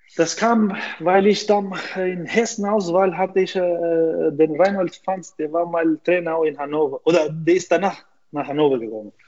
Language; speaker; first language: German; non-native, fluent; Albanian